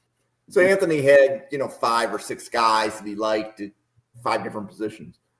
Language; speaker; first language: English; native; English